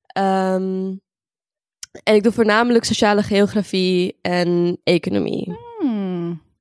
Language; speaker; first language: Dutch; native; Dutch